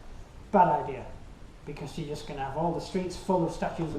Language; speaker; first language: English; native; English